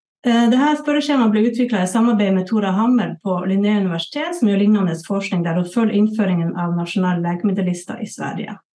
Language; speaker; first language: Norwegian; native; Norwegian